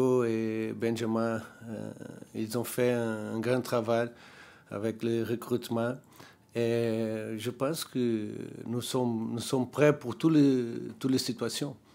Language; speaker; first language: French; non-native, learner; Portuguese